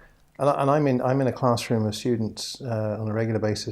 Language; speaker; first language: English; native; English